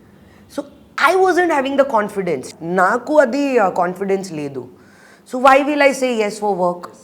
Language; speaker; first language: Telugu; non-native, learner; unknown